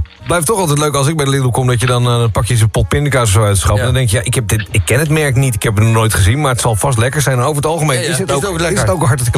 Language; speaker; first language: Dutch; native; Dutch